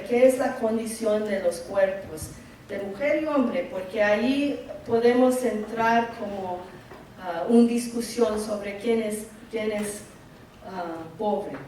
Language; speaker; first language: Spanish; early bilingual, heritage; English